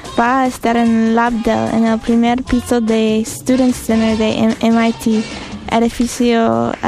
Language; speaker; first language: Spanish; non-native, learner; English